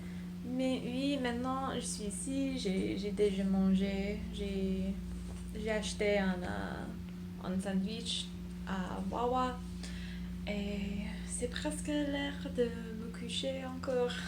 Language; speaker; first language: French; non-native, learner; English